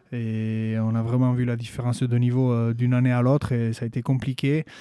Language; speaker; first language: French; native; French